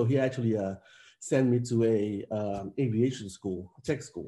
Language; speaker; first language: English; non-native, local second language; Filipino